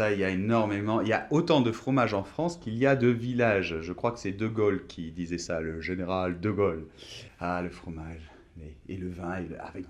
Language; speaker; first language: French; native; French